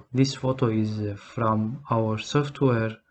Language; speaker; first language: English; non-native, learner; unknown